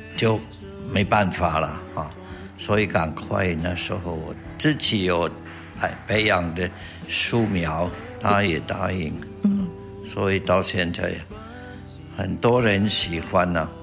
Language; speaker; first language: Chinese; non-native, fluent; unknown